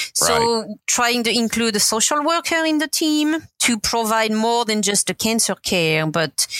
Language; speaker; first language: English; non-native, fluent; French